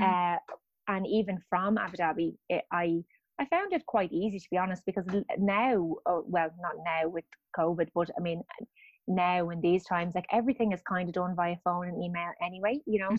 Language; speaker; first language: English; native; English